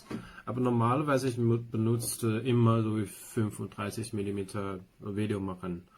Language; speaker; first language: German; non-native, learner; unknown